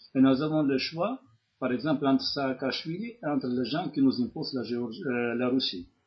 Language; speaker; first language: French; non-native, fluent; Georgian